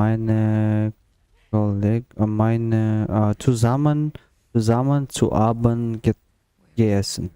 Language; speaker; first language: German; non-native, learner; Russian